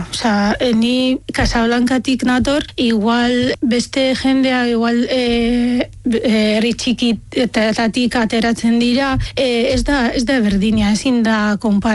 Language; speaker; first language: Basque; non-native, fluent; Arabic